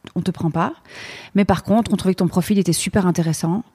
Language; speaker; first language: French; native; French